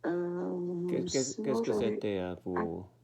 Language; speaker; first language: French; non-native, learner; Korean